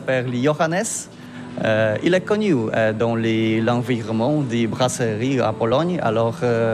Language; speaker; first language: French; non-native, learner; Polish